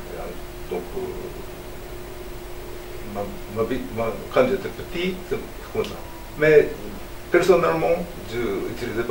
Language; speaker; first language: French; non-native, learner; Japanese